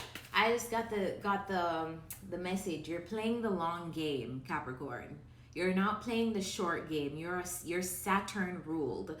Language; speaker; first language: English; native; English